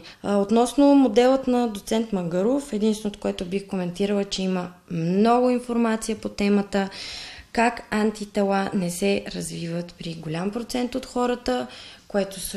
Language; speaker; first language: Bulgarian; native; Bulgarian